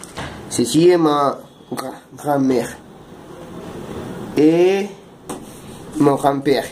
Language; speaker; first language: French; non-native, learner; Spanish